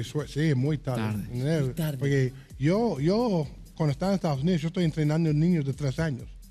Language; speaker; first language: Spanish; non-native, learner; English